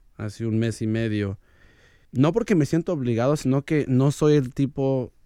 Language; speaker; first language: Spanish; early bilingual, heritage; Spanish